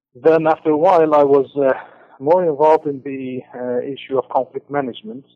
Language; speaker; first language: English; non-native, fluent; Persian